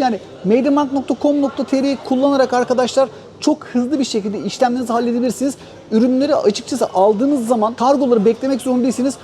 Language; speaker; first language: Turkish; native; Turkish